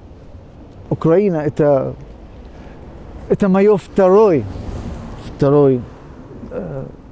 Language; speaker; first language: Russian; non-native, learner; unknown